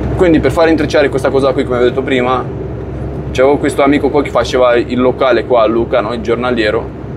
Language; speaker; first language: Italian; non-native, fluent; Romanian